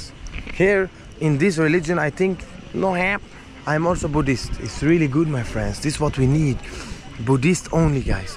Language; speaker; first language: English; non-native, fluent; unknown